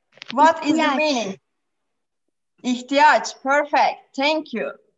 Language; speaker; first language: English; non-native, fluent; Turkish